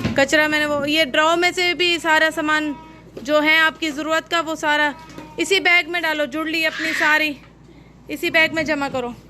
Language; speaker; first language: Urdu; native; Urdu